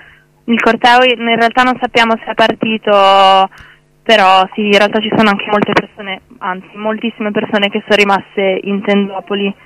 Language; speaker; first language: Italian; native; Italian